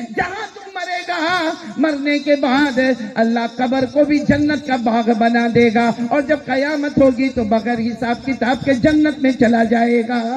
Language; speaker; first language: Urdu; non-native, local second language; Gujarati